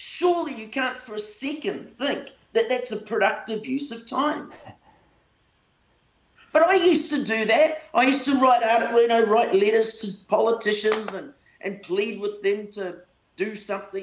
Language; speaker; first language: English; native; English